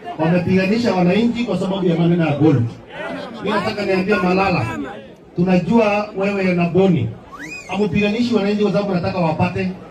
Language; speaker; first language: Swahili; non-native, local second language; Kalenjin